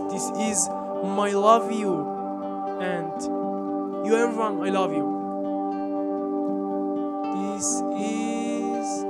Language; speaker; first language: English; non-native, learner; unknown